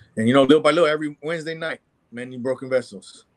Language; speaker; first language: English; native; English